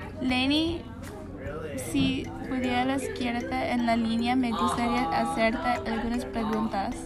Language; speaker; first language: Spanish; non-native, learner; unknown